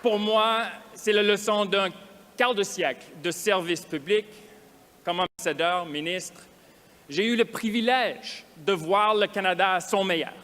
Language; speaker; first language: French; non-native, local second language; English